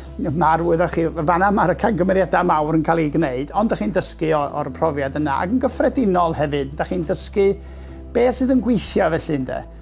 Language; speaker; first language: Welsh; native; Welsh